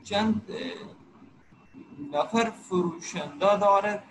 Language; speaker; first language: Persian; non-native, learner; Urdu